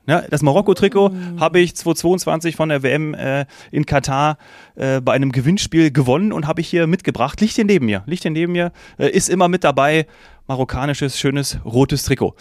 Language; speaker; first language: German; native; German